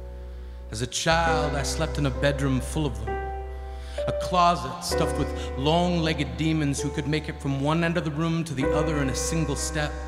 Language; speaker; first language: English; native; English